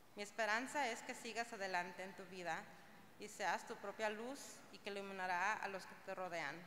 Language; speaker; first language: Spanish; early bilingual, heritage; Spanish